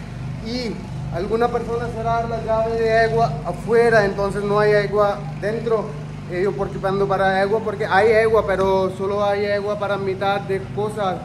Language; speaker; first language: Spanish; non-native, learner; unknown